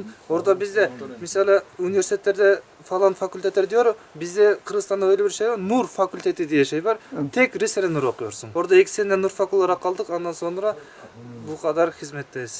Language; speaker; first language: Turkish; non-native, learner; Kyrgyz